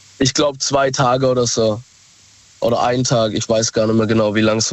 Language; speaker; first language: German; native; German